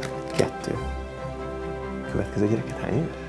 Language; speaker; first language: Hungarian; native; Hungarian